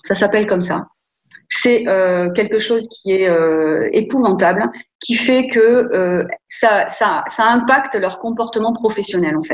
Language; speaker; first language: French; native; French